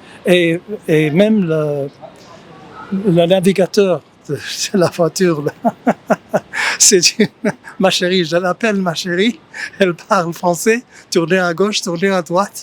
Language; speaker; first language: French; early bilingual, heritage; English